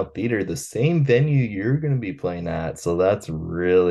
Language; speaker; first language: English; native; English